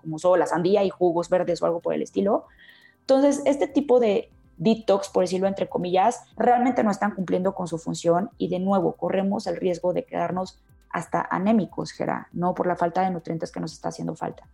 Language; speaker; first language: Spanish; native; Spanish